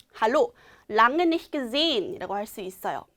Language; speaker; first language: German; non-native, fluent; Korean